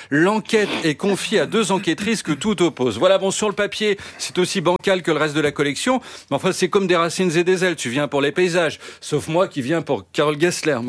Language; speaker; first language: French; native; French